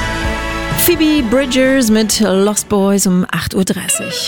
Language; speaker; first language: German; native; German